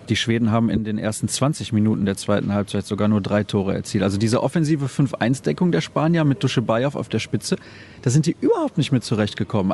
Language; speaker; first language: German; native; German